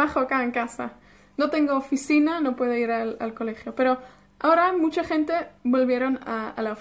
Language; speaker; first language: Spanish; non-native, fluent; Welsh